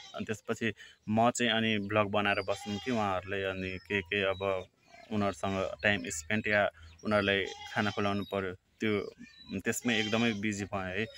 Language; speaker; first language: Nepali; non-native, local second language; Dangaura Tharu